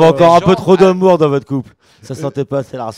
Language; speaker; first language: French; native; French